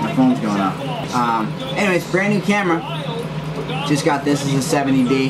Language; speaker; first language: English; native; English